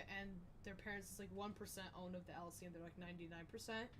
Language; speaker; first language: English; native; English